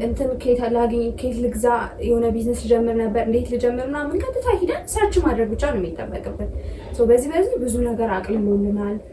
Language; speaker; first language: Amharic; native; Amharic